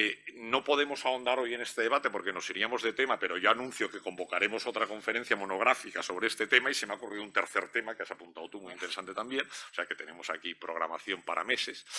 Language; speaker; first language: Spanish; native; Spanish